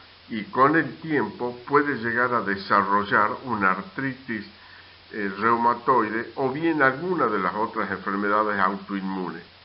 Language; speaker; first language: Spanish; native; Spanish